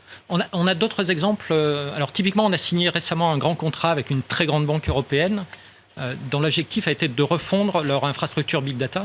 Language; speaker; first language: French; native; French